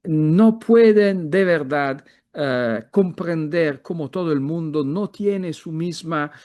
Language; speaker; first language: Spanish; non-native, fluent; Italian